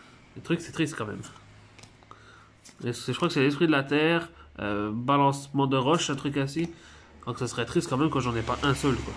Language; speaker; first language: French; native; French